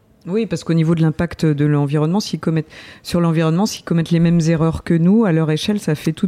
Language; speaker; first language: French; native; French